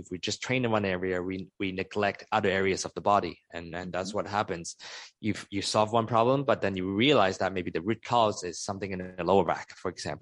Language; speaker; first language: English; non-native, local second language; Cantonese